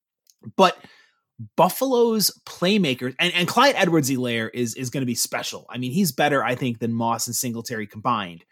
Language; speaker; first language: English; native; English